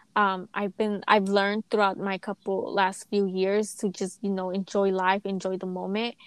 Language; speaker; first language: English; native; English